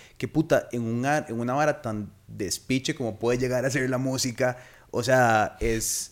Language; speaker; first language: Spanish; native; Spanish